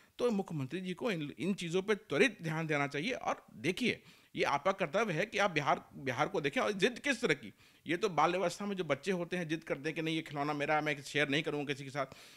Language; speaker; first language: Hindi; native; Hindi